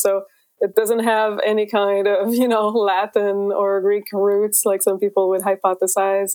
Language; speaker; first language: English; native; English